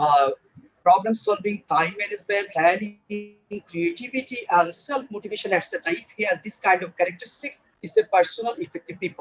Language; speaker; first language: English; non-native, fluent; Bangla